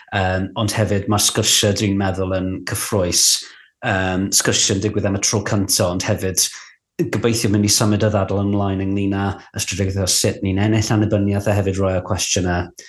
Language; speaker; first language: Welsh; non-native, local second language; English